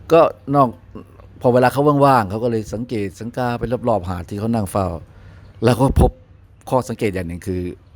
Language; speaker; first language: Thai; native; Thai